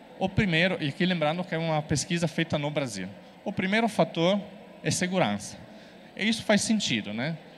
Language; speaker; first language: Portuguese; non-native, fluent; Italian